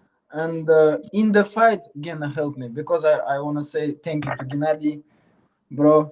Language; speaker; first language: English; non-native, learner; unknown